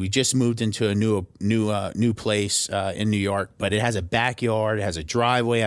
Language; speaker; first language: English; native; English